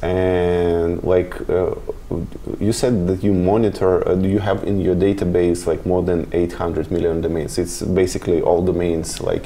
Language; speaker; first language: English; non-native, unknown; Russian